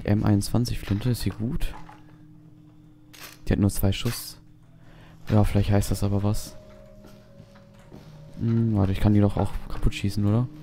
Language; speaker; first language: German; native; German